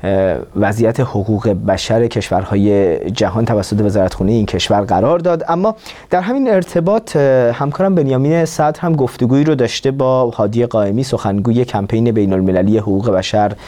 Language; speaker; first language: Persian; native; Persian